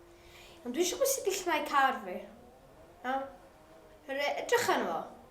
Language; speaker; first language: Welsh; non-native, local second language; English